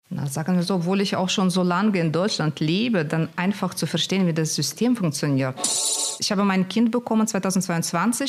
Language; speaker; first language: German; non-native, fluent; Russian